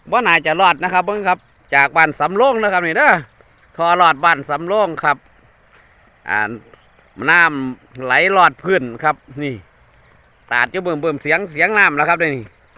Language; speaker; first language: Thai; native; Thai